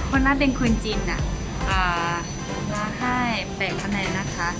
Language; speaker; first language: Thai; non-native, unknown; Chinese